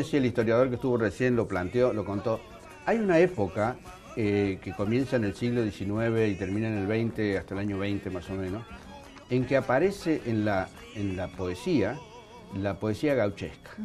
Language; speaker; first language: Spanish; native; Spanish